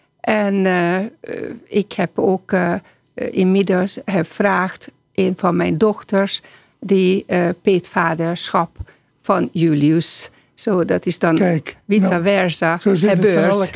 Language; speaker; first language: Dutch; non-native, fluent; Hungarian